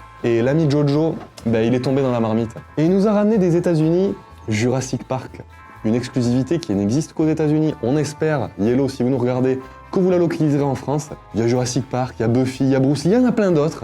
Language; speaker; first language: French; native; French